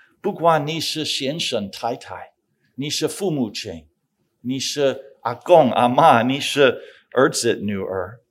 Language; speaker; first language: Chinese; non-native, fluent; English